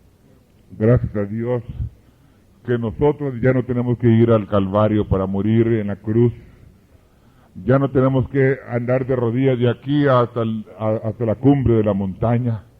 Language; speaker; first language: Spanish; early bilingual, heritage; Spanish